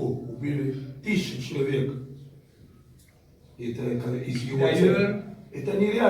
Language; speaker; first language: Russian; non-native, fluent; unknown